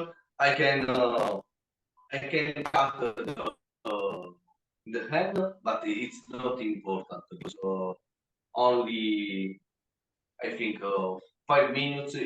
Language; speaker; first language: English; non-native, learner; Italian